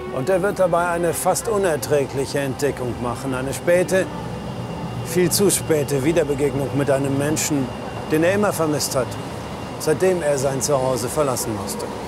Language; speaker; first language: German; native; German